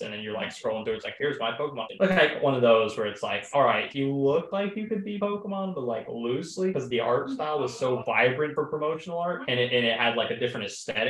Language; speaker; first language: English; native; English